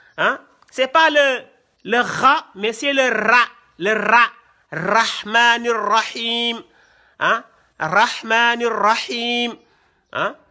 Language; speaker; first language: French; non-native, local second language; Wolof